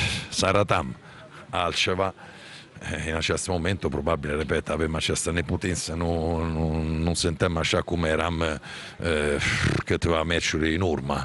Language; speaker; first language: Romanian; non-native, fluent; Italian